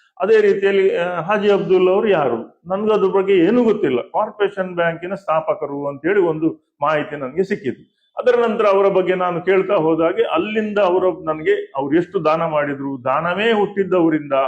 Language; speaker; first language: Kannada; native; Kannada